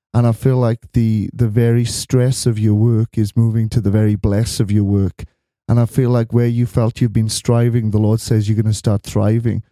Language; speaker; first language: English; native; English